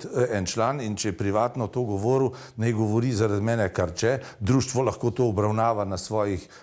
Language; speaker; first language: Slovenian; native; Slovenian